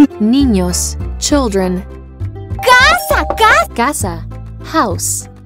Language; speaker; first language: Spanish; non-native, learner; English